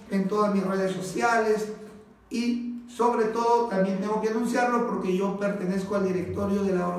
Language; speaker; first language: Spanish; native; Spanish